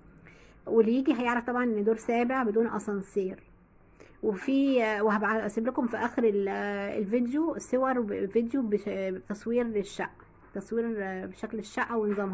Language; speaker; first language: Arabic; native; Arabic